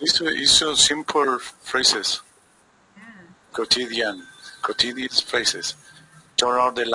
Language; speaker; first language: English; non-native, learner; Spanish